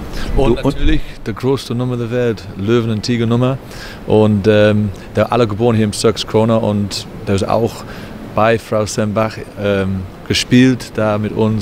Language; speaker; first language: German; non-native, learner; English